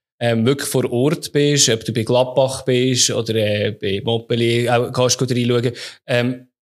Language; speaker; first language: German; native; German